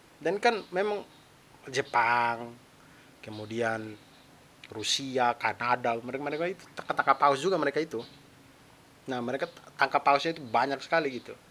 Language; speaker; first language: Indonesian; non-native, local second language; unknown